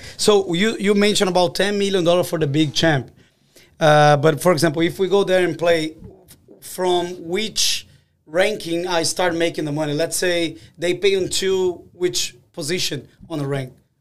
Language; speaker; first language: English; non-native, fluent; Portuguese